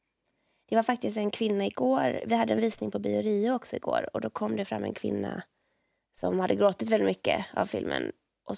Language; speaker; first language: Swedish; native; Swedish